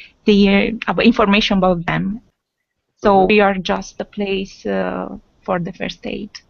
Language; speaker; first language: English; non-native, fluent; Italian